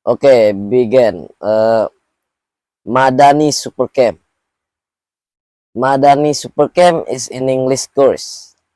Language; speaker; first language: English; non-native, learner; Indonesian